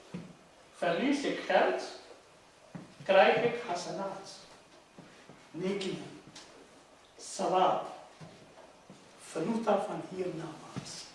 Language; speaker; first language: Dutch; non-native, fluent; Urdu